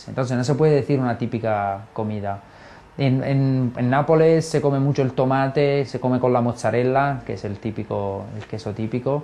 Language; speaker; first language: Spanish; non-native, fluent; Italian